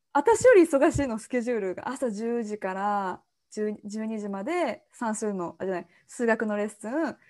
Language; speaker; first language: Japanese; native; Japanese